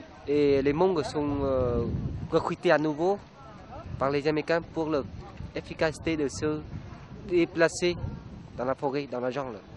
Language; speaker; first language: French; non-native, fluent; Vietnamese